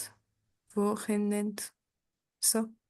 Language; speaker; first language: German; non-native, learner; French